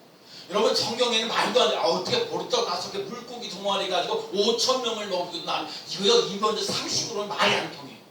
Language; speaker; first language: Korean; native; Korean